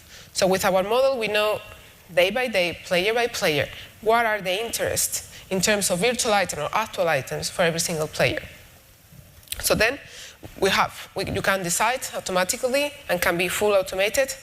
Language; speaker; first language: English; non-native, fluent; Spanish